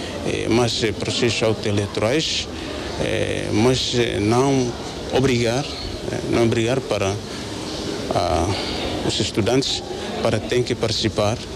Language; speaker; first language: Portuguese; non-native, learner; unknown